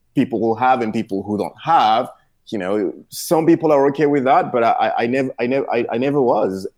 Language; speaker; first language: English; non-native, local second language; French